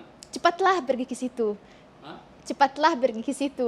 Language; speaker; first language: Indonesian; non-native, fluent; Arabic